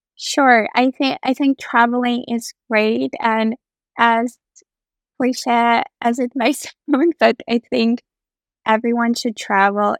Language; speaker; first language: English; non-native, fluent; Russian